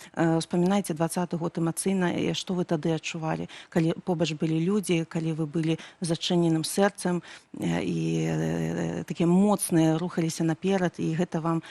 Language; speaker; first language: Belarusian; non-native, local second language; Russian